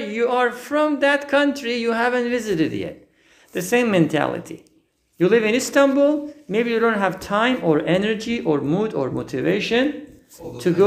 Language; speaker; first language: English; non-native, fluent; Persian